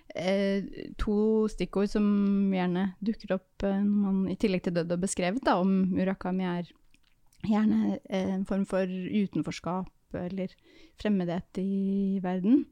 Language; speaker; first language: Norwegian; native; Norwegian